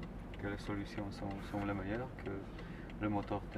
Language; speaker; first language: French; non-native, learner; Polish